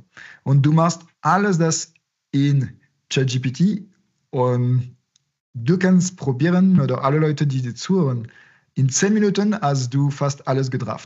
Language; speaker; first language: German; non-native, fluent; French